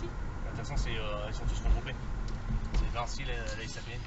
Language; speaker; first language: French; native; French